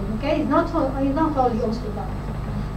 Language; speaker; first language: English; non-native, fluent; Italian